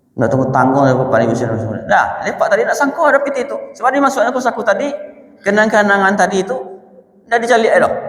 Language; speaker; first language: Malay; non-native, local second language; Minangkabau